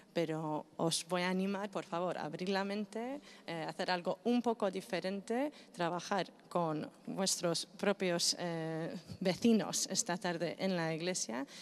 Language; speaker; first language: Spanish; non-native, fluent; Greek